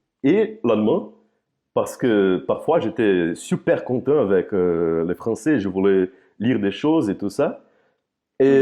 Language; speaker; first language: French; non-native, fluent; Portuguese